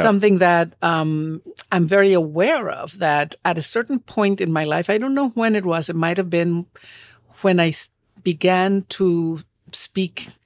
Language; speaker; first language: English; non-native, fluent; Spanish